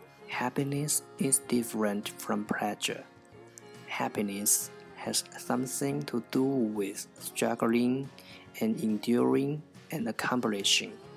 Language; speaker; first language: English; non-native, fluent; Chinese